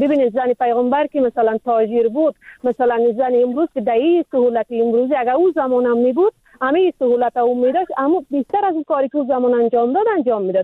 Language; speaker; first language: Persian; native; Persian